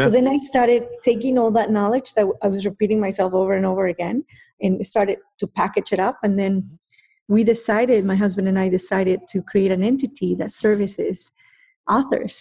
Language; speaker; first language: English; non-native, fluent; Spanish